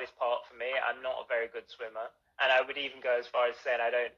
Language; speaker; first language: English; native; English